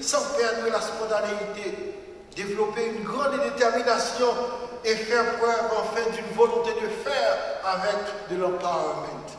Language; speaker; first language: French; non-native, local second language; Haitian Creole